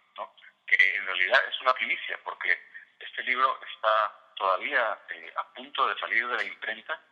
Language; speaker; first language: Spanish; native; Spanish